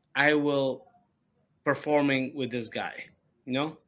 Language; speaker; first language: English; non-native, learner; Italian